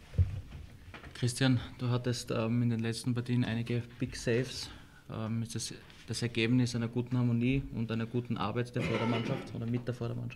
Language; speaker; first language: German; native; German